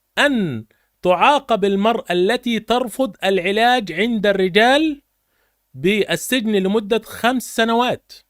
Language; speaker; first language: Arabic; native; Arabic